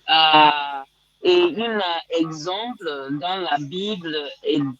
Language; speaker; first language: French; non-native, learner; English